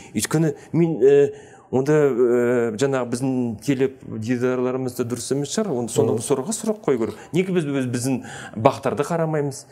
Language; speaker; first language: Kazakh; native; Kazakh